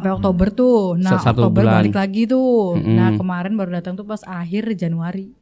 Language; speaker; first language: Indonesian; native; Indonesian